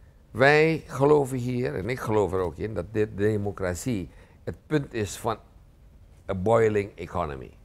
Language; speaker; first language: Dutch; non-native, fluent; Indonesian